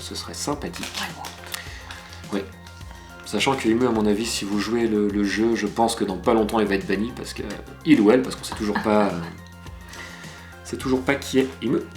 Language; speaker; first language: French; native; French